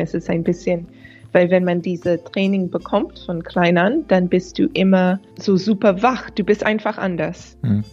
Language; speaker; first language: German; non-native, fluent; English